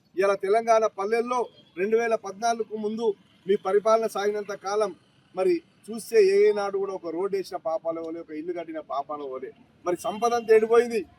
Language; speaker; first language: Telugu; native; Telugu